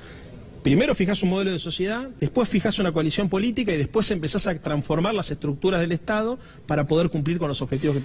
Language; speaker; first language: Spanish; native; Spanish